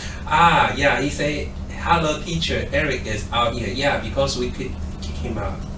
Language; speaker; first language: English; non-native, fluent; Chinese